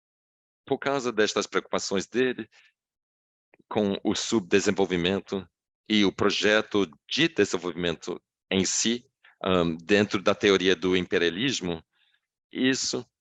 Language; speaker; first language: Portuguese; non-native, fluent; English